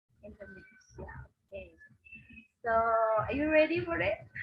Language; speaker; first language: English; non-native, fluent; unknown